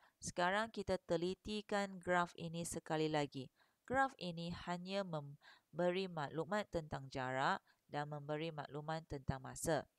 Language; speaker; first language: Malay; non-native, local second language; Chinese